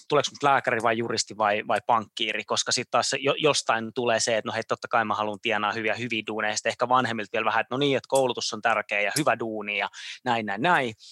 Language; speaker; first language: Finnish; native; Finnish